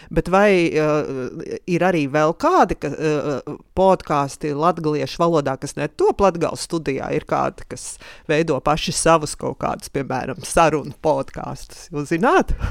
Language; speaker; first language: Latvian; native; Latvian